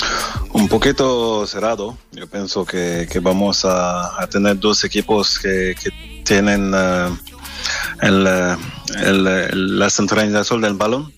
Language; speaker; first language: Spanish; non-native, fluent; French